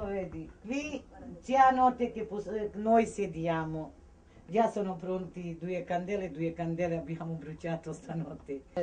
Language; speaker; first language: Italian; non-native, fluent; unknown